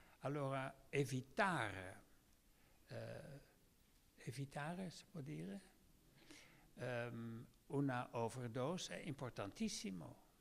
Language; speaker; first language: Italian; non-native, learner; Dutch